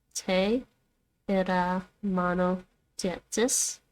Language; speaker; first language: Lithuanian; non-native, learner; Dutch